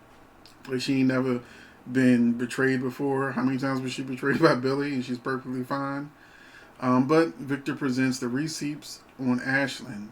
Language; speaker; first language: English; native; English